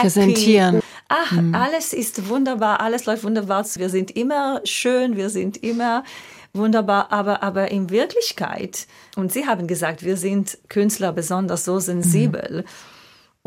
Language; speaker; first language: German; non-native, fluent; Hebrew